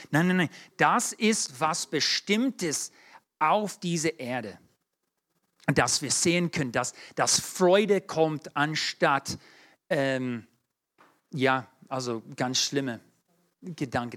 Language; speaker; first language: German; non-native, fluent; English